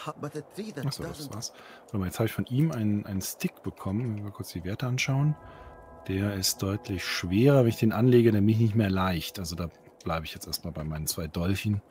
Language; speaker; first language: German; native; German